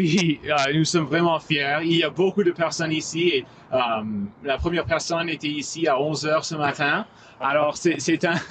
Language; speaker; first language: French; non-native, local second language; English